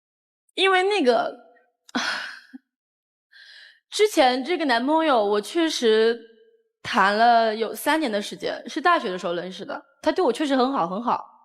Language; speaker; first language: Chinese; native; Chinese